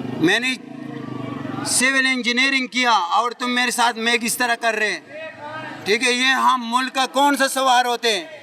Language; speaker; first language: Urdu; non-native, local second language; Pashto